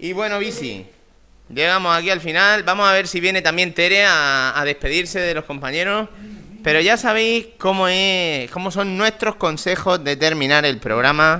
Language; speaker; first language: Spanish; native; Spanish